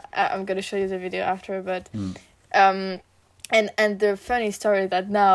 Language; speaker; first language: English; non-native, learner; French